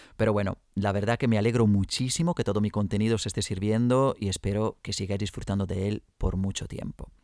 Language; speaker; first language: Spanish; native; Spanish